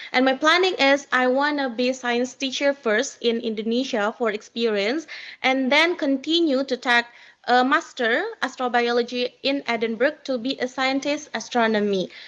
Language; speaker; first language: English; non-native, learner; Indonesian